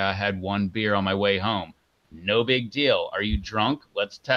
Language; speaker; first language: English; native; English